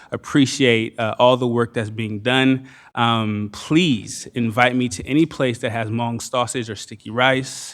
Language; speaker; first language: English; native; English